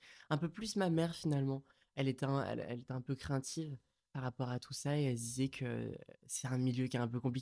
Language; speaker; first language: French; native; French